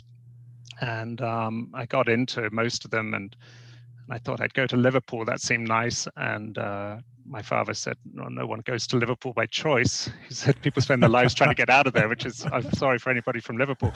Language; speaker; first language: English; native; English